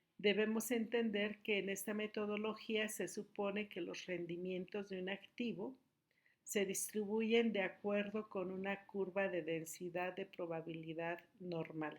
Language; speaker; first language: Spanish; native; Spanish